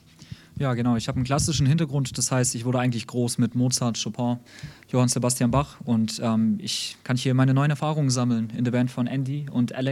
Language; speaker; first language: German; early bilingual, other home language; Russian